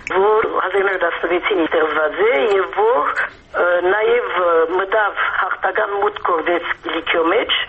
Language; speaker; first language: Armenian; early bilingual, heritage; Armenian